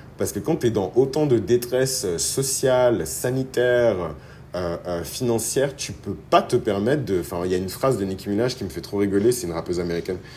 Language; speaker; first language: French; early bilingual, other home language; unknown